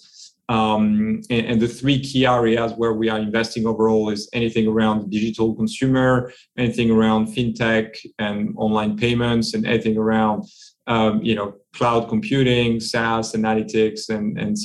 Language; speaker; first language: English; non-native, fluent; French